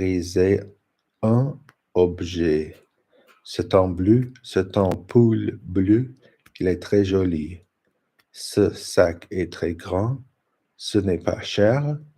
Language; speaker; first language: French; non-native, learner; English